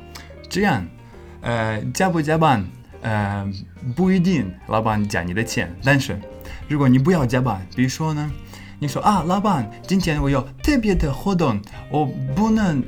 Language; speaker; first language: Chinese; non-native, learner; English